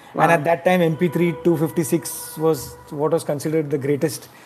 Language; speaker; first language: English; non-native, local second language; Tamil